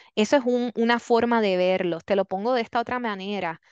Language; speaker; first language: Spanish; native; Spanish